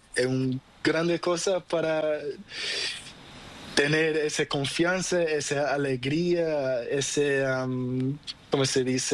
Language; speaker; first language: Spanish; non-native, learner; Portuguese